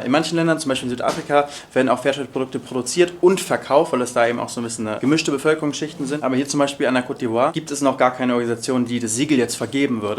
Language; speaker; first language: German; native; German